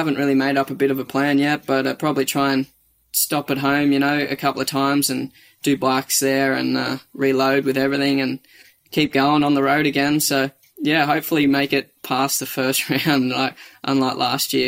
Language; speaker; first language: English; native; English